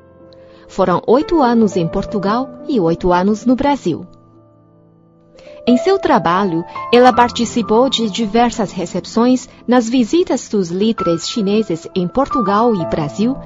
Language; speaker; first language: Portuguese; non-native, fluent; Chinese